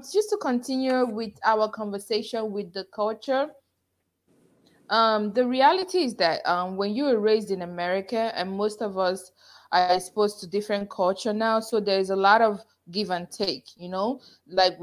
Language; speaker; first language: English; non-native, local second language; Igbo